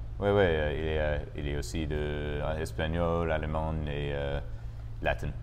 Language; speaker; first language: French; non-native, learner; English